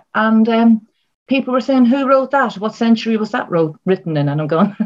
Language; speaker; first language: English; native; English